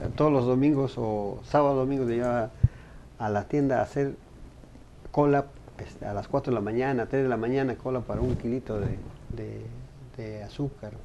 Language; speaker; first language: Spanish; native; Spanish